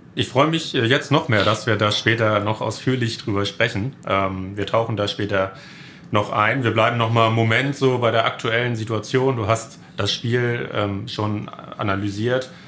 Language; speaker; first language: German; native; German